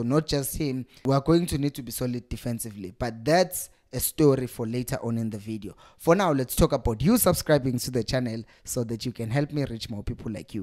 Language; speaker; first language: English; non-native, local second language; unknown